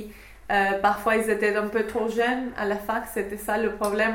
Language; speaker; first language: French; non-native, fluent; English